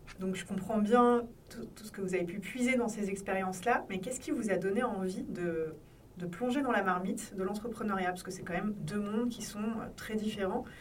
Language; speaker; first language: French; native; French